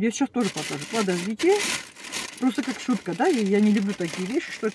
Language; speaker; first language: Russian; non-native, learner; Armenian